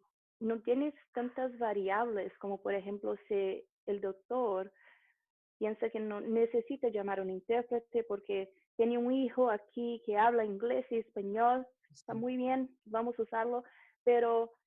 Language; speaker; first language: Spanish; non-native, fluent; Portuguese